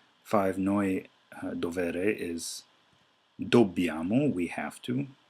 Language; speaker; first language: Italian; non-native, fluent; English